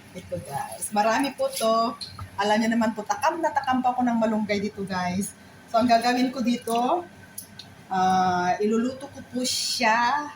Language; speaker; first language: Filipino; native; Filipino